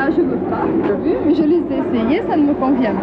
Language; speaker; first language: French; native; French